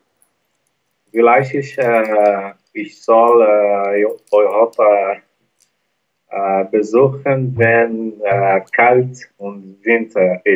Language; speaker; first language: German; non-native, learner; Portuguese